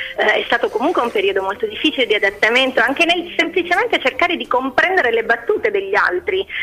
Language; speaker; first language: Italian; non-native, fluent; Albanian